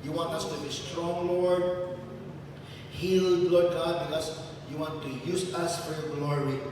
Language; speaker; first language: English; non-native, local second language; Filipino